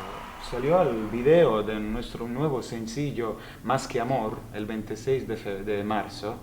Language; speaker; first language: Spanish; non-native, learner; Italian